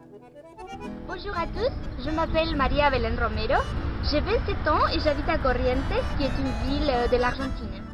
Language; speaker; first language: French; non-native, fluent; Spanish